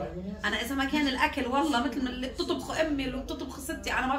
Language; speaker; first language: Arabic; native; Arabic